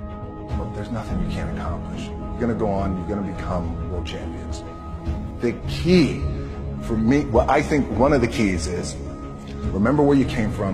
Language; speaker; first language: English; native; English